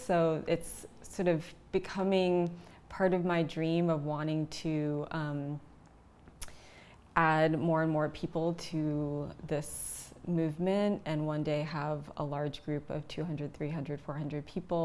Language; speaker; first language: English; native; English